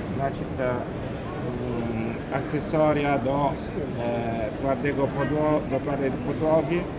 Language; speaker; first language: Polish; non-native, learner; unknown